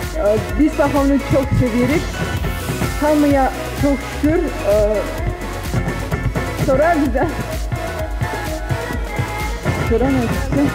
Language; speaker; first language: Turkish; non-native, learner; Azerbaijani